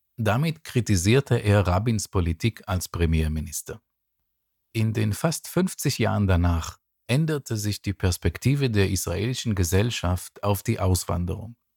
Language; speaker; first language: German; non-native, fluent; Hebrew